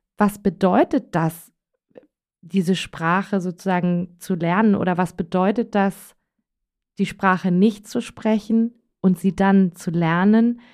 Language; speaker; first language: German; native; German